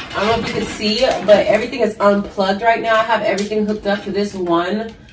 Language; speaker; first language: English; native; English